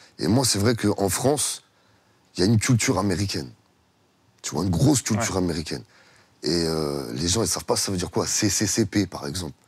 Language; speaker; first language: French; early bilingual, other home language; Russian